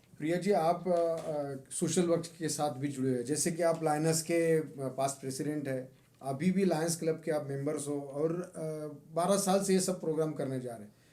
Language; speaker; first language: Hindi; non-native, local second language; Marathi